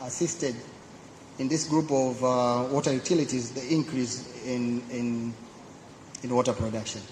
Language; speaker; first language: English; non-native, local second language; Swahili